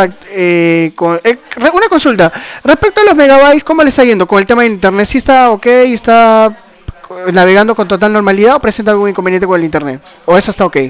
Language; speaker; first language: Spanish; native; Spanish